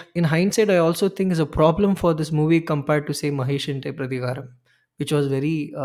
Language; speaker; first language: English; non-native, local second language; Tamil